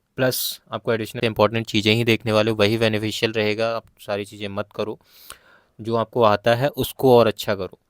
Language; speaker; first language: Hindi; native; Hindi